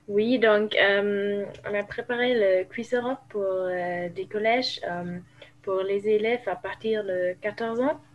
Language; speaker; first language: French; non-native, fluent; German